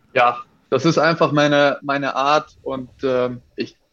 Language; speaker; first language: German; native; German